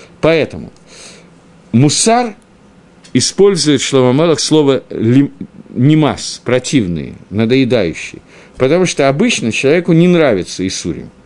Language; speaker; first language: Russian; early bilingual, heritage; Russian